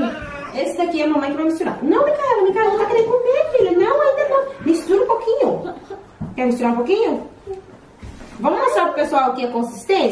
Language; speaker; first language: Portuguese; native; Portuguese